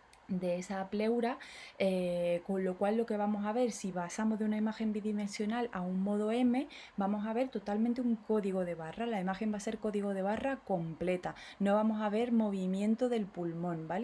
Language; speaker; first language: Spanish; native; Spanish